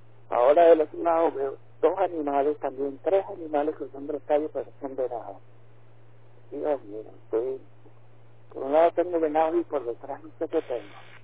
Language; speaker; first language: Spanish; native; Spanish